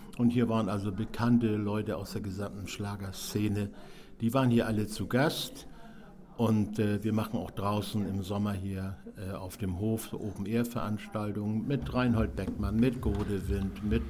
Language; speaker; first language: German; native; German